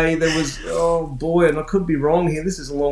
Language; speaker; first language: English; native; English